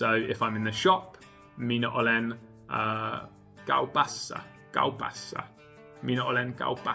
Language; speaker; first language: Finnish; non-native, learner; English